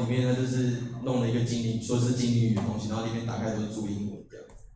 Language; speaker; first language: Chinese; native; Chinese